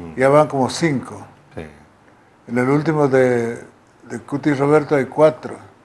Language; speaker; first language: Spanish; native; Spanish